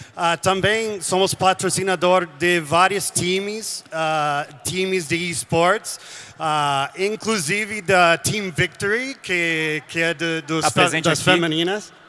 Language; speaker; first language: Portuguese; non-native, fluent; English